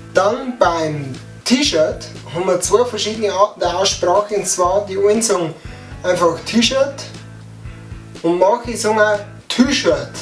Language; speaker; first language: German; native; German